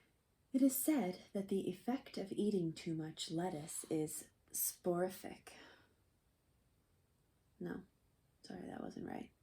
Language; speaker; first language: English; native; English